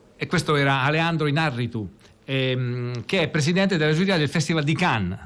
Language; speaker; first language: Italian; native; Italian